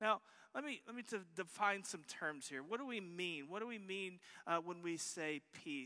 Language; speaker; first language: English; native; English